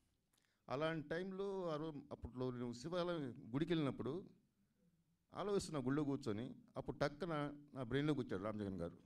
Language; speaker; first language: Telugu; native; Telugu